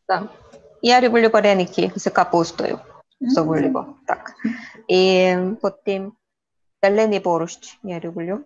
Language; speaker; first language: Ukrainian; non-native, learner; Korean